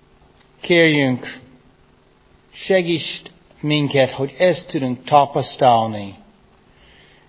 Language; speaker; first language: Hungarian; non-native, fluent; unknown